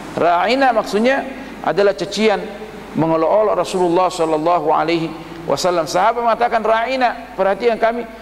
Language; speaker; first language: Malay; native; Malay